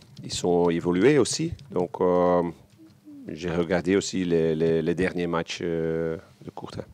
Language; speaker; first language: French; non-native, local second language; Dutch